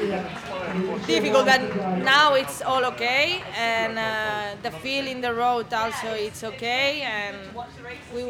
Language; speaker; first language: English; non-native, learner; Spanish